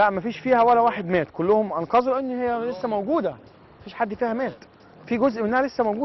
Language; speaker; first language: Arabic; native; Arabic